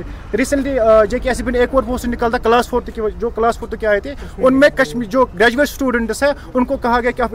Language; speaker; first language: Hindi; non-native, local second language; Kashmiri